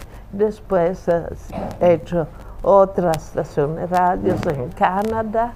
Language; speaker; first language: Spanish; non-native, fluent; Italian